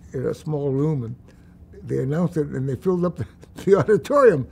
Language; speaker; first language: English; native; English